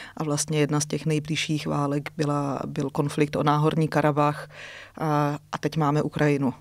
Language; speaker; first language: Czech; native; Czech